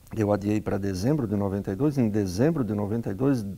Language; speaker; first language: Portuguese; native; Portuguese